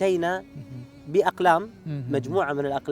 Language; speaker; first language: Arabic; native; Arabic